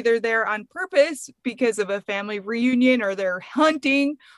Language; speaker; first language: English; native; English